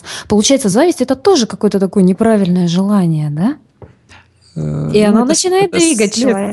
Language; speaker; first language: Russian; native; Russian